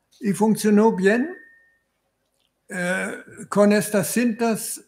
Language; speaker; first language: Spanish; non-native, fluent; German